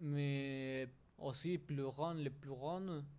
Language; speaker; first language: French; non-native, learner; Spanish